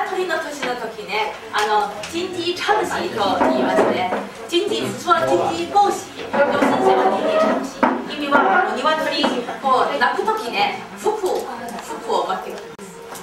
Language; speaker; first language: Japanese; non-native, fluent; Chinese